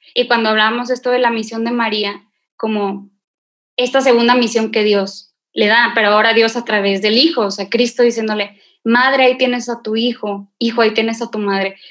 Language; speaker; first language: Spanish; native; Spanish